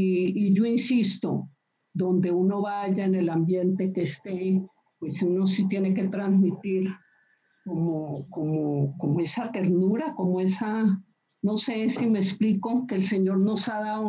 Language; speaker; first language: Spanish; native; Spanish